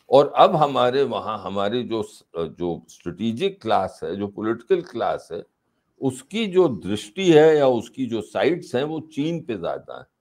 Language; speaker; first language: Hindi; native; Hindi